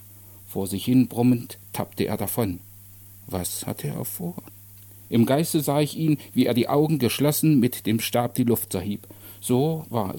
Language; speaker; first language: German; native; German